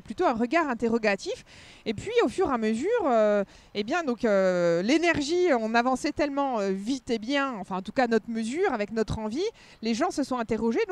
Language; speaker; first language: French; native; French